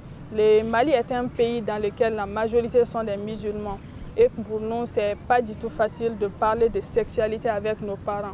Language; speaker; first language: French; non-native, local second language; Bambara